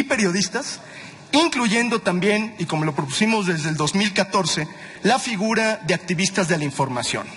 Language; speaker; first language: Spanish; native; Spanish